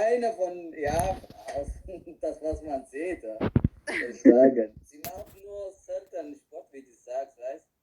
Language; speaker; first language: German; non-native, learner; Tigrinya